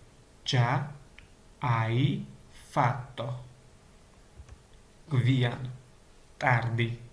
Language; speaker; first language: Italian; non-native, learner; Georgian